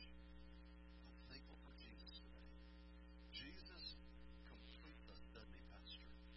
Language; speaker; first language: English; native; English